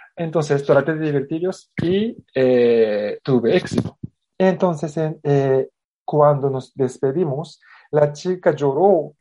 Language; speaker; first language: Spanish; non-native, fluent; Japanese